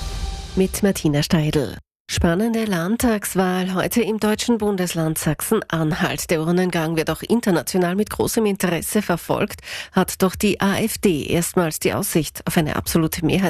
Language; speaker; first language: German; native; German